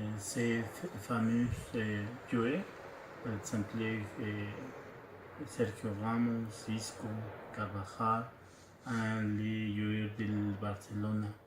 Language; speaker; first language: French; non-native, learner; Spanish